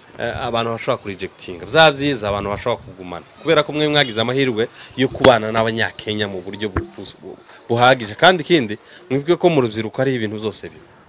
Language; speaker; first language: Kinyarwanda; native; Kinyarwanda